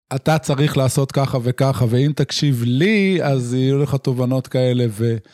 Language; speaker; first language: Hebrew; native; Hebrew